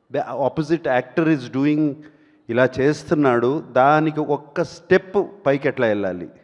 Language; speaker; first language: Telugu; native; Telugu